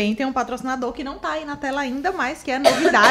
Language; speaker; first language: Portuguese; native; Portuguese